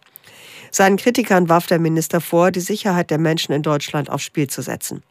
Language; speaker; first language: German; native; German